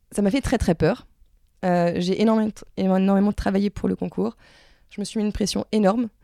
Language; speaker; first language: French; native; French